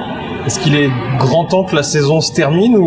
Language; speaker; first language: French; native; French